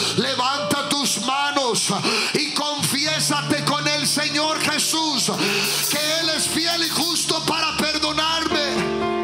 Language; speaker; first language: Spanish; early bilingual, heritage; Spanish